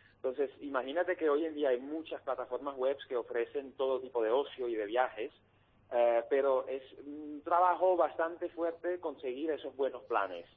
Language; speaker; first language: Spanish; non-native, fluent; Dutch